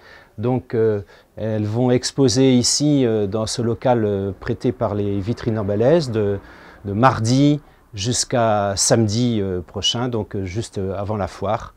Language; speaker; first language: French; native; French